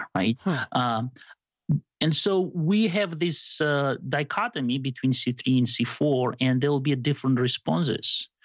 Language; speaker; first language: English; non-native, fluent; Georgian